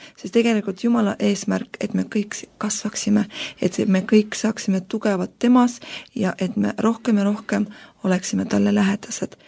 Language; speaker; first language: Estonian; non-native, local second language; Russian